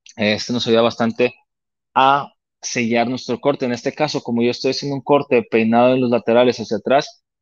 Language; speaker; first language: Spanish; native; Spanish